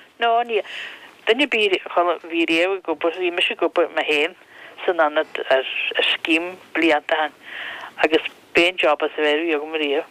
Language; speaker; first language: Irish; non-native, local second language; English